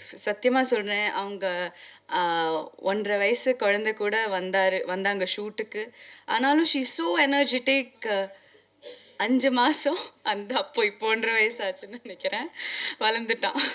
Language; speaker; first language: Tamil; non-native, local second language; Malayalam